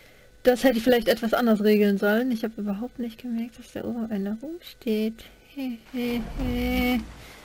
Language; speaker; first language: German; native; German